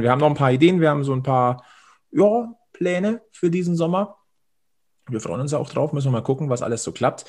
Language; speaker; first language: German; native; German